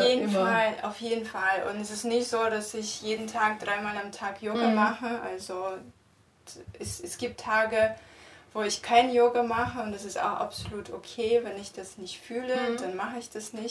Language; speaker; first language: German; non-native, fluent; Russian